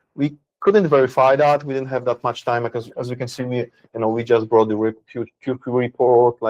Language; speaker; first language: English; non-native, fluent; Polish